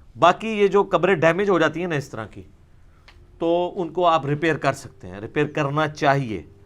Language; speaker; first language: Urdu; non-native, local second language; Punjabi